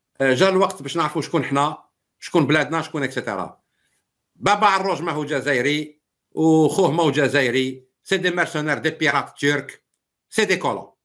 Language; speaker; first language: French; non-native, local second language; Arabic